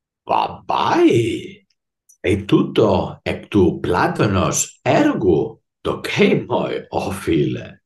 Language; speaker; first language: Greek; non-native, fluent; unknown